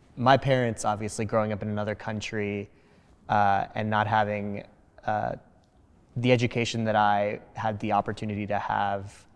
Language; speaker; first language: English; early bilingual, other home language; Spanish